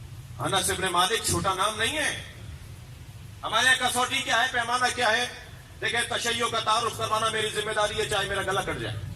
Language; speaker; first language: Urdu; native; Urdu